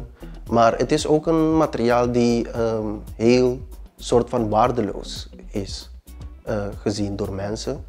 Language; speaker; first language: Dutch; early bilingual, other home language; Papiamento